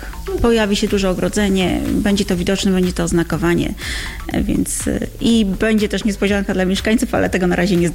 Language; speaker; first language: Polish; native; Polish